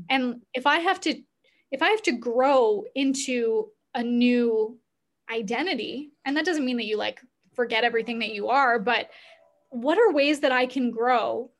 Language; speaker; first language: English; native; English